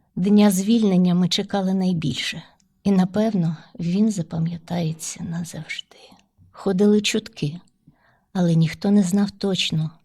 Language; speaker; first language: Ukrainian; non-native, local second language; Russian